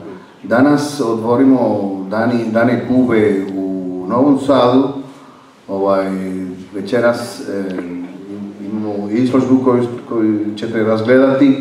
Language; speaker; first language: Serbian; non-native, fluent; Spanish